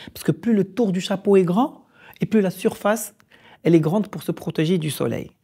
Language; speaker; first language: French; non-native, local second language; Arabic